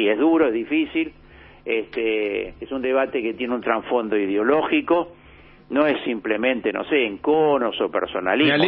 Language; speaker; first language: Spanish; native; Spanish